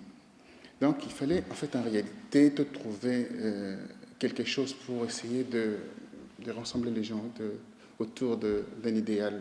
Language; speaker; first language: French; non-native, local second language; Lingala